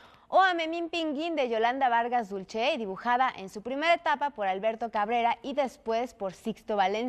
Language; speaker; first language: Spanish; native; Spanish